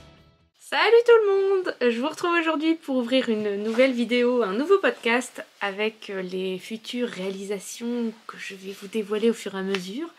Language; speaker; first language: French; native; French